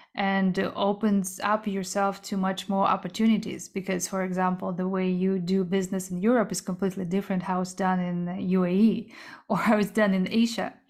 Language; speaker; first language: English; early bilingual, other home language; Korean